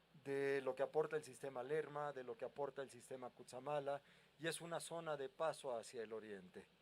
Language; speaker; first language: Spanish; native; Spanish